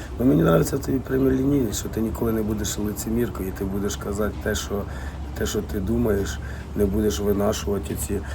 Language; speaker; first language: Ukrainian; non-native, local second language; Russian